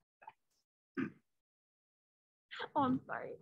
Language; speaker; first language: English; native; English